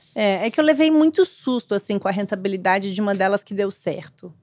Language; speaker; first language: Portuguese; native; Portuguese